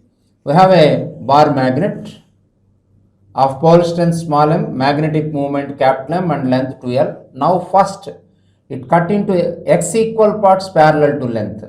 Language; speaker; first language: English; non-native, local second language; Telugu